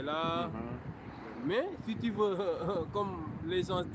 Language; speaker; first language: French; non-native, local second language; Wolof